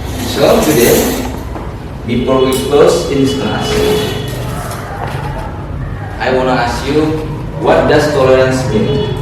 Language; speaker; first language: English; non-native, learner; Indonesian